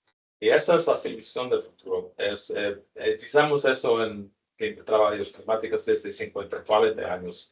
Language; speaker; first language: Spanish; non-native, learner; English